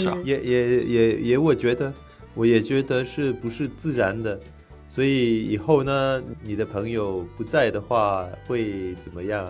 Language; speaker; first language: Chinese; non-native, fluent; French